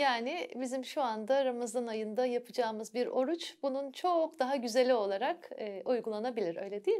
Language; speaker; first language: Turkish; native; Turkish